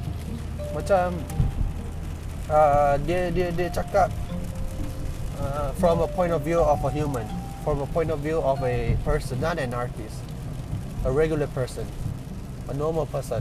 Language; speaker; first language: English; non-native, local second language; Malay